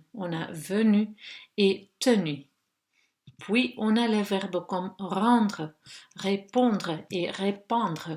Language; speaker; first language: French; non-native, local second language; Dutch